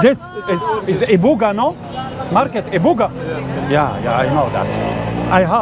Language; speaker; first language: English; non-native, learner; Arabic